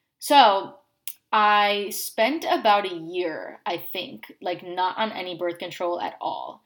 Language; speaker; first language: English; native; English